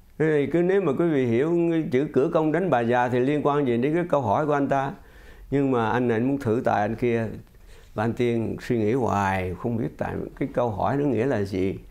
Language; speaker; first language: Vietnamese; native; Vietnamese